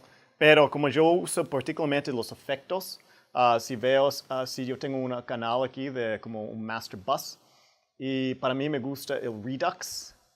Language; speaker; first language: Spanish; non-native, fluent; English